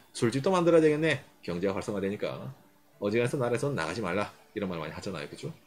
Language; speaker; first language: Korean; native; Korean